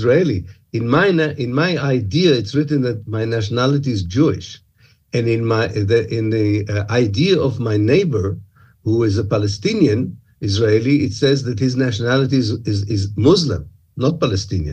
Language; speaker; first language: English; non-native, fluent; Hebrew